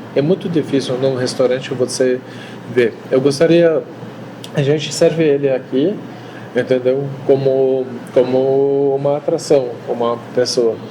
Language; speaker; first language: Portuguese; non-native, fluent; Arabic